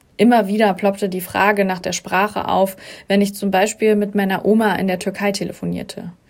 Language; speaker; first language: German; native; German